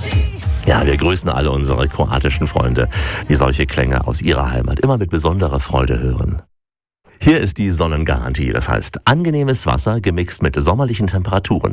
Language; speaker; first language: German; native; German